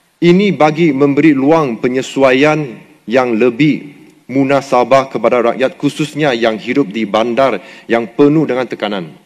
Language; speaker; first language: Malay; non-native, local second language; Chinese